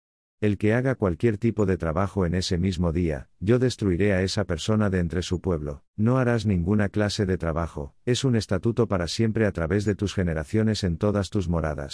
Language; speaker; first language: Spanish; native; Spanish